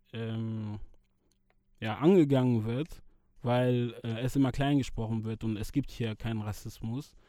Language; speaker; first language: German; early bilingual, other home language; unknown